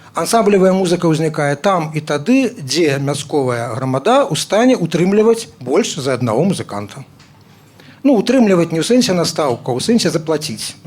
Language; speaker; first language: Belarusian; non-native, local second language; Russian